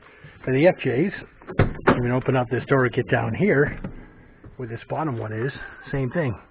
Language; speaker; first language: English; native; English